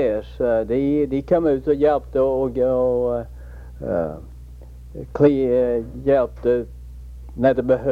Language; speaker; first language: Swedish; early bilingual, heritage; Swedish